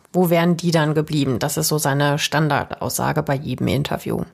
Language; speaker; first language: German; native; German